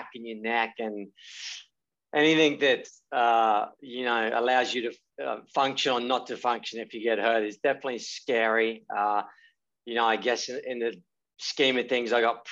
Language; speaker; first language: English; native; English